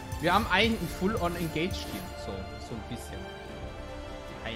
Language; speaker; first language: German; native; German